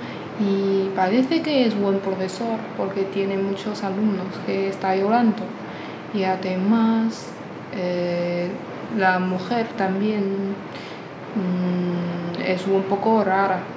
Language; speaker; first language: Spanish; non-native, fluent; Chinese